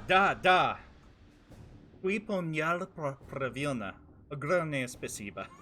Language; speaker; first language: Russian; non-native, learner; English